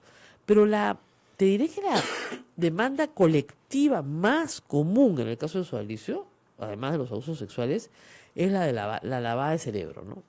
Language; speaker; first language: Spanish; native; Spanish